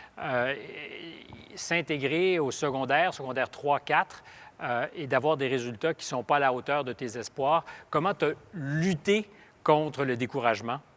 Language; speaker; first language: French; native; French